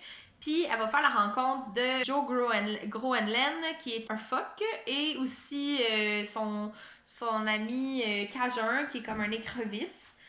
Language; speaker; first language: French; native; French